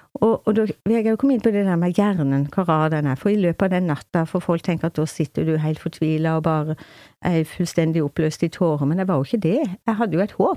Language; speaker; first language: Norwegian; native; Norwegian